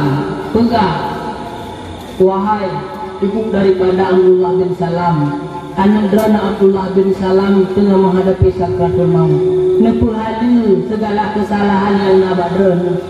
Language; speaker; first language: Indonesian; non-native, local second language; Achinese